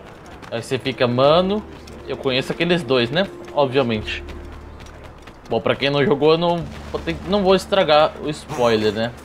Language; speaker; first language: Portuguese; native; Portuguese